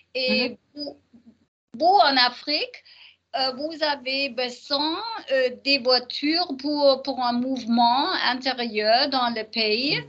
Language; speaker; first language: French; non-native, learner; German